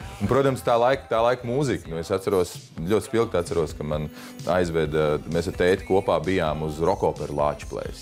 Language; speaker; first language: Latvian; native; Latvian